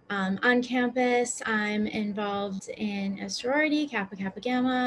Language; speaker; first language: English; native; English